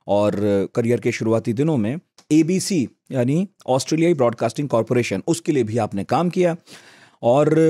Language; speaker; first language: Hindi; native; Hindi